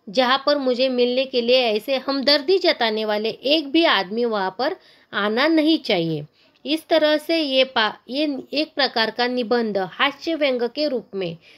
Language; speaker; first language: Hindi; non-native, local second language; Marathi